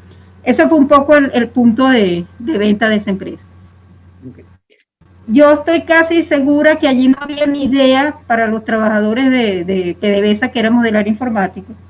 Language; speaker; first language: Spanish; native; Spanish